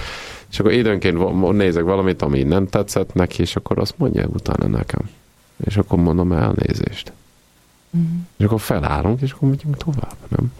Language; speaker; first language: Hungarian; non-native, fluent; Italian